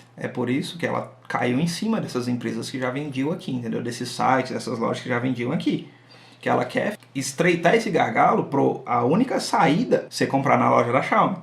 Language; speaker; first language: Portuguese; native; Portuguese